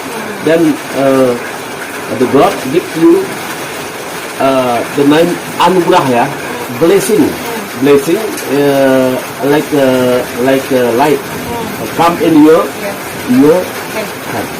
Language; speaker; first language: English; non-native, learner; Indonesian